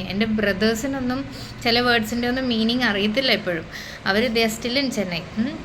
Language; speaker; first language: Malayalam; early bilingual, heritage; Malayalam